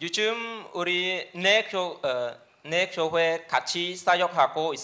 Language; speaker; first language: Korean; non-native, learner; Khmer